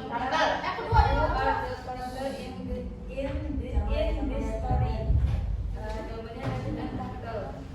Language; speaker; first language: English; non-native, learner; Indonesian